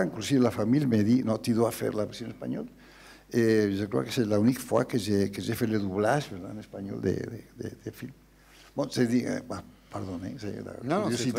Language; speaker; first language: French; non-native, learner; Spanish